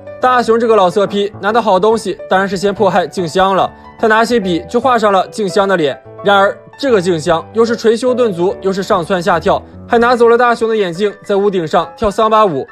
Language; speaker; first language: Chinese; native; Chinese